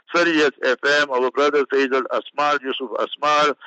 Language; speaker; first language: English; native; English